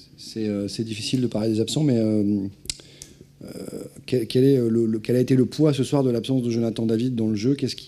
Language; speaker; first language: French; native; French